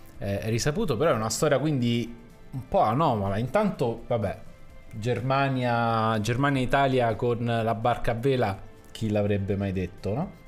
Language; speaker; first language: Italian; native; Italian